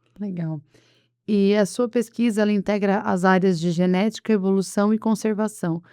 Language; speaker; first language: Portuguese; native; Portuguese